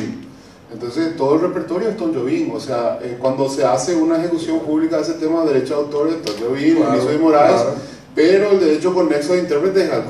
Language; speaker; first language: Spanish; native; Spanish